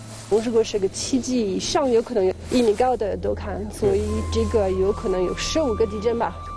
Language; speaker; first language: Chinese; non-native, learner; French